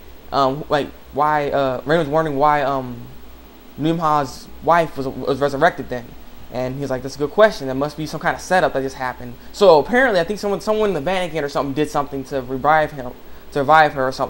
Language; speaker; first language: English; native; English